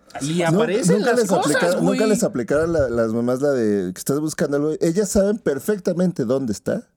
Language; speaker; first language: Spanish; native; Spanish